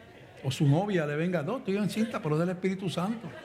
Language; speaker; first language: Spanish; native; Spanish